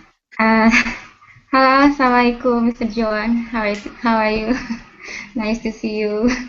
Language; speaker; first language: English; non-native, learner; Indonesian